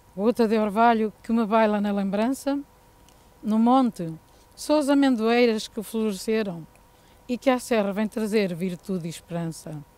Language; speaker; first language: Portuguese; native; Portuguese